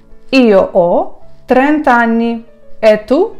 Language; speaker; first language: Italian; non-native, fluent; Ukrainian